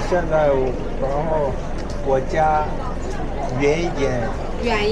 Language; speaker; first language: Chinese; non-native, learner; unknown